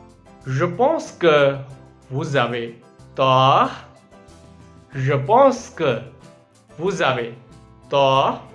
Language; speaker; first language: French; non-native, fluent; Hindi